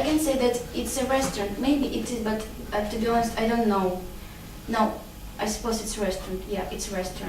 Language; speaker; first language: English; non-native, learner; Russian